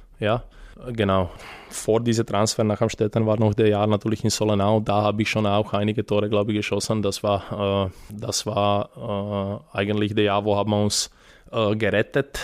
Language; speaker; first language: German; non-native, fluent; Serbian